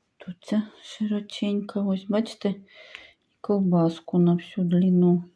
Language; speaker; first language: Ukrainian; non-native, local second language; Russian